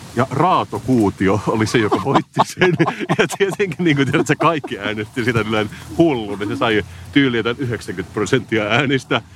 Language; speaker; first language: Finnish; native; Finnish